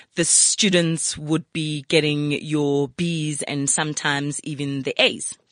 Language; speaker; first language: English; non-native, local second language; Zulu